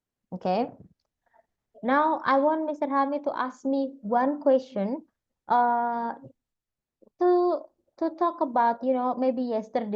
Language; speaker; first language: English; non-native, fluent; Indonesian